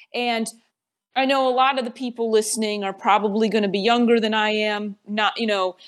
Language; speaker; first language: English; native; English